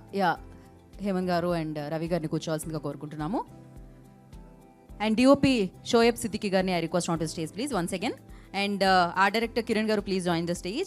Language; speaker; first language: Telugu; native; Telugu